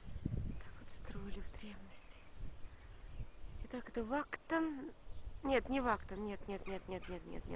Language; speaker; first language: Russian; native; Russian